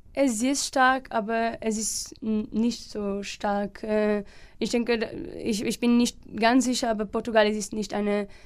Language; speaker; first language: German; non-native, fluent; Portuguese